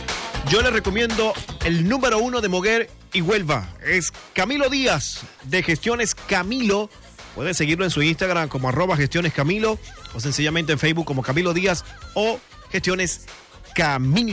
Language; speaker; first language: Spanish; native; Spanish